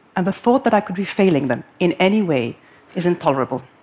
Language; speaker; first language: English; non-native, fluent; Arabic